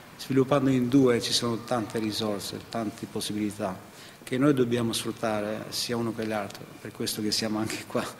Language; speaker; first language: Italian; non-native, fluent; Albanian